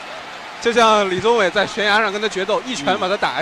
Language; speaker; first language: Chinese; native; Chinese